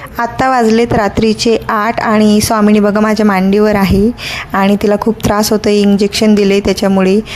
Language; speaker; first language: Marathi; non-native, local second language; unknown